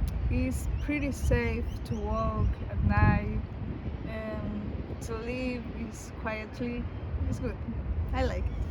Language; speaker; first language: English; non-native, learner; Spanish